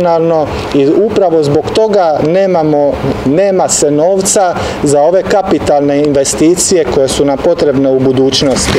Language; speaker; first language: Serbian; native; Serbian